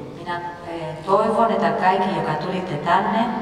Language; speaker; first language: Finnish; non-native, fluent; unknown